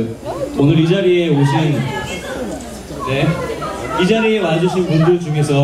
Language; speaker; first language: Korean; native; Korean